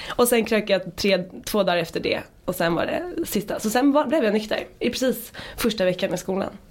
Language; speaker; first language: Swedish; native; Swedish